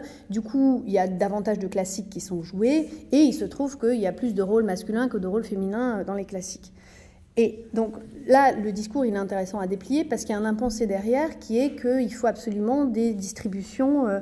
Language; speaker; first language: French; native; French